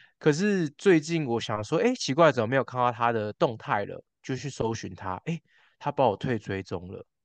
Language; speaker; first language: Chinese; native; Chinese